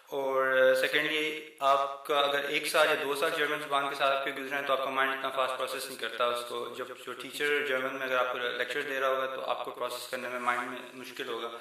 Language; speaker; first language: Urdu; native; Urdu